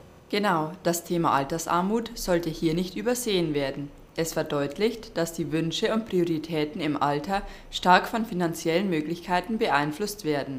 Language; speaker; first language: German; native; German